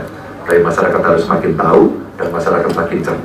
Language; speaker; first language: Indonesian; native; Indonesian